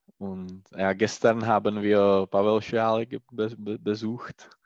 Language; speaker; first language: German; non-native, learner; Czech